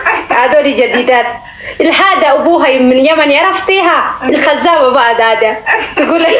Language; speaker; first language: Arabic; native; Arabic